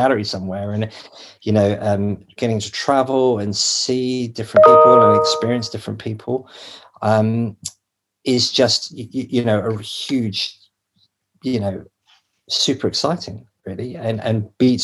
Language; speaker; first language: English; native; English